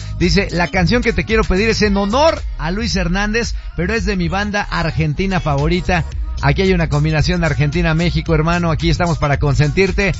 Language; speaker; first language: Spanish; native; Spanish